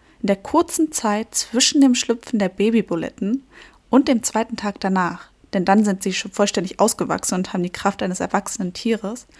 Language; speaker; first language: German; native; German